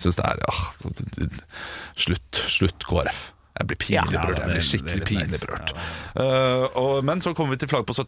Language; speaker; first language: Norwegian; native; Norwegian